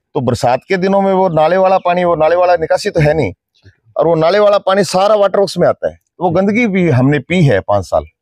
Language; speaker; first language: Hindi; native; Hindi